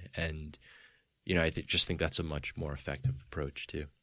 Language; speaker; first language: English; early bilingual, other home language; Spanish